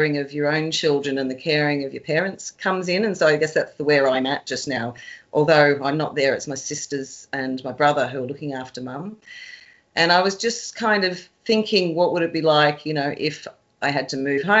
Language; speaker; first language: English; native; English